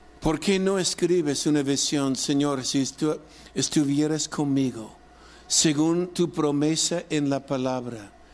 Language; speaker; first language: Spanish; non-native, fluent; English